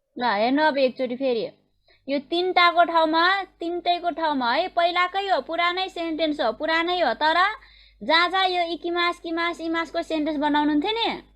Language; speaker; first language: Nepali; native; Nepali